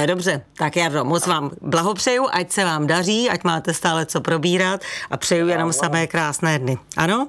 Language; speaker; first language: Czech; native; Czech